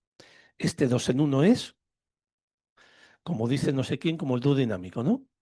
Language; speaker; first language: Spanish; native; Spanish